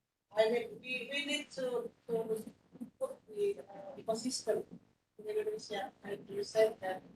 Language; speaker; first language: English; non-native, learner; Indonesian